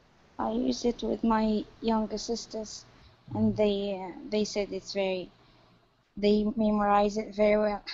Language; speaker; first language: English; non-native, learner; Arabic